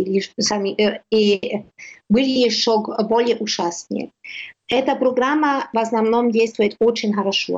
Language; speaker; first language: Russian; non-native, learner; German